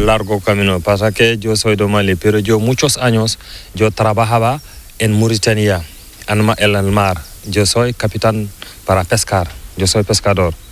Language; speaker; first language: Spanish; non-native, learner; Fula